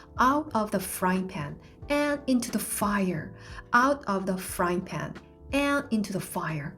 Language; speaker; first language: English; non-native, fluent; Korean